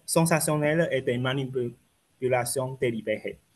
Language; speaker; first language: French; non-native, fluent; Chinese